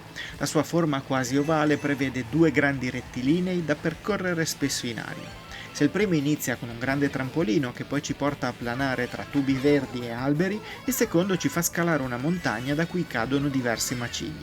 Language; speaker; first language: Italian; native; Italian